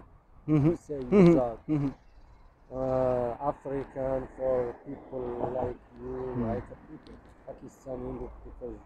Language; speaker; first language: English; non-native, learner; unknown